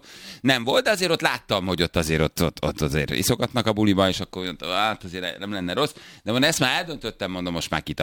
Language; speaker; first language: Hungarian; native; Hungarian